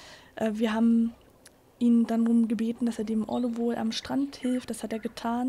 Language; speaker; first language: German; native; German